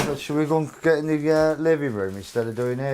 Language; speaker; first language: English; native; English